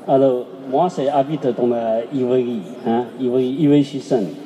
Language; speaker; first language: French; non-native, learner; Chinese